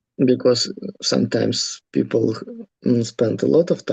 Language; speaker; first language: English; non-native, learner; Russian